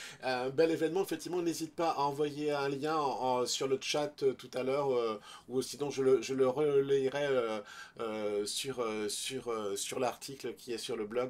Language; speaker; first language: French; native; French